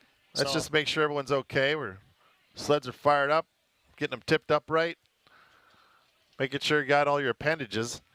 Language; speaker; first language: English; native; English